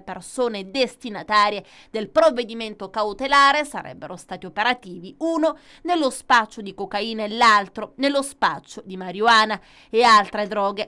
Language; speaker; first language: Italian; native; Italian